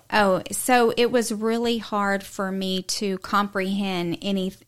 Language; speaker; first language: English; native; English